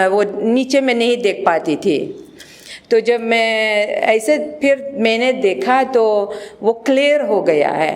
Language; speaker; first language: Hindi; non-native, local second language; Marathi